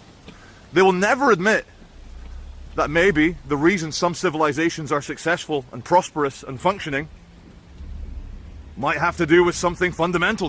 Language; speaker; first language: English; native; English